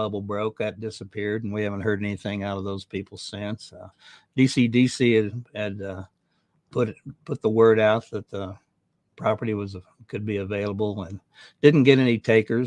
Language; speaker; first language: English; native; English